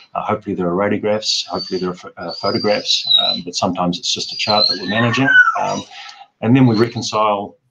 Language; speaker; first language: English; native; English